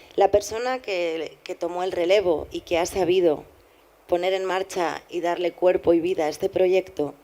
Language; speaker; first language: Spanish; native; Spanish